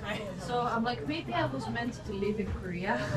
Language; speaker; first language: English; non-native, fluent; Greek